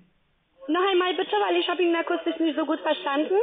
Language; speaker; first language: German; non-native, learner; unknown